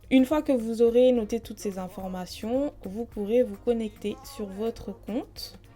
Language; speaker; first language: French; early bilingual, other home language; Portuguese